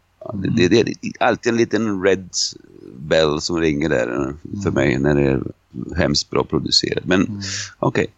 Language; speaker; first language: Swedish; non-native, fluent; Italian